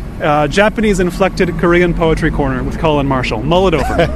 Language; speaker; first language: English; native; English